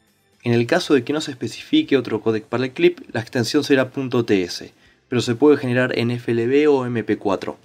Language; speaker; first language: Spanish; native; Spanish